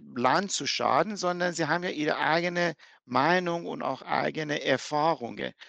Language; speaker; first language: German; non-native, fluent; Persian